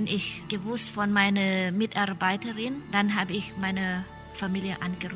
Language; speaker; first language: German; non-native, learner; Thai